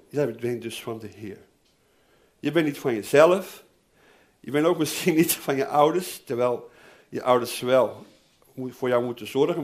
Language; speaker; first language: Dutch; non-native, fluent; Portuguese